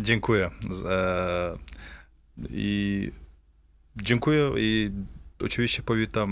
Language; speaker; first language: Polish; non-native, fluent; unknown